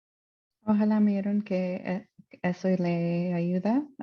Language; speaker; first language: Spanish; non-native, fluent; English